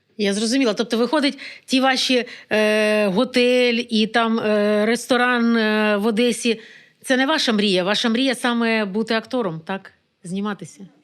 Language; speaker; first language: Ukrainian; native; Ukrainian